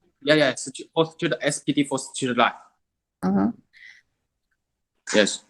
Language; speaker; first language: English; non-native, learner; Chinese